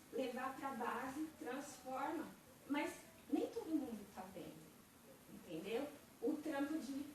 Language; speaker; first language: Portuguese; native; Portuguese